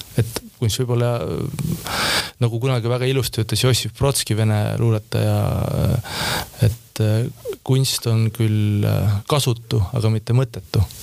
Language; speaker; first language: Estonian; native; Estonian